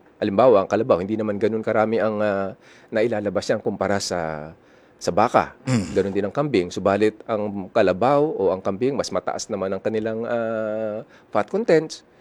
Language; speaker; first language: Filipino; non-native, local second language; Iloko